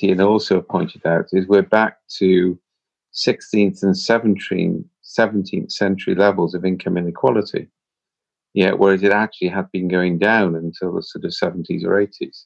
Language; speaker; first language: English; native; English